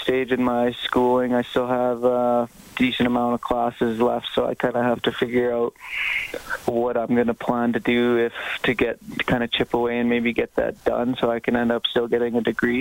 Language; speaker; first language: English; native; English